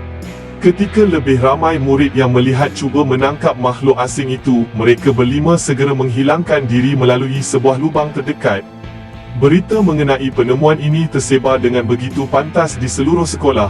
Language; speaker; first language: Malay; native; Malay